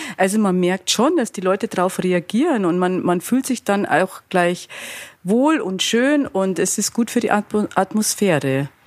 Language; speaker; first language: German; native; German